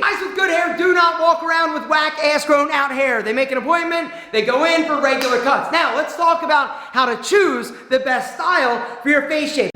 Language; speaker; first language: English; native; English